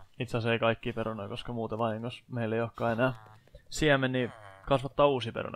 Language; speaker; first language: Finnish; native; Finnish